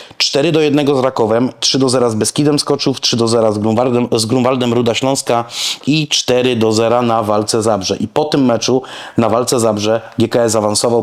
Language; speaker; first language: Polish; native; Polish